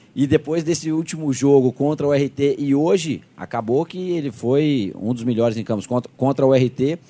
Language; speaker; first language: Portuguese; native; Portuguese